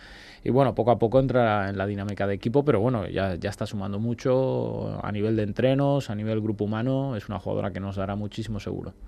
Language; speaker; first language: Spanish; native; Spanish